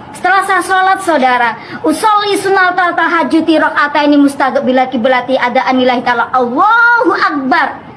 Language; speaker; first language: Indonesian; non-native, local second language; Madurese